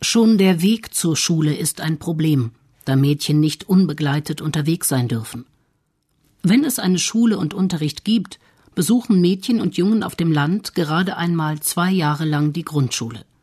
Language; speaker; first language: German; native; German